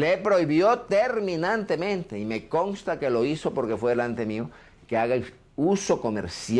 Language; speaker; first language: Spanish; native; Spanish